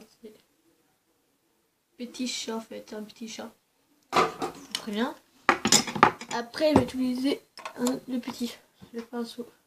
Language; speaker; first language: French; early bilingual, other home language; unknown